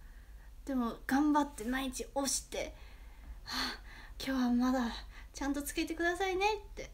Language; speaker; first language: Japanese; non-native, fluent; Chinese